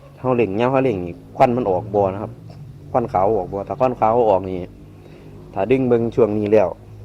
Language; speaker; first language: Thai; native; Thai